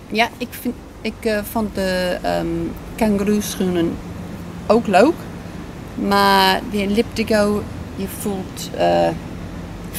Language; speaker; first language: Dutch; non-native, learner; English